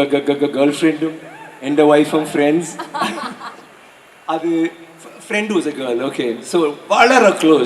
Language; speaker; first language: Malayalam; non-native, learner; Tamil